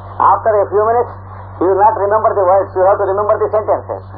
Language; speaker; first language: English; non-native, local second language; Telugu